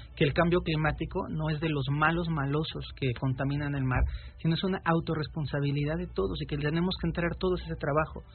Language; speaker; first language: Spanish; native; Spanish